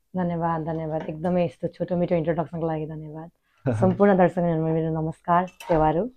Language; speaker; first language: Nepali; native; Nepali